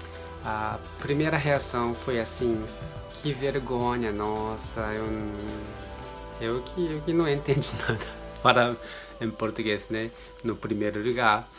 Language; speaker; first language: Portuguese; non-native, learner; Japanese